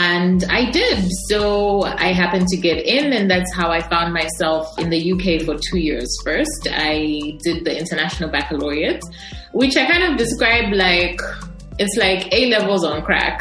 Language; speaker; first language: English; non-native, local second language; Bemba